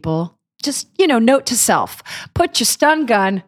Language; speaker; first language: English; native; English